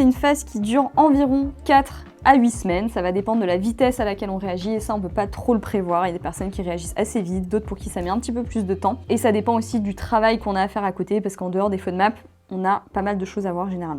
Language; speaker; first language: French; native; French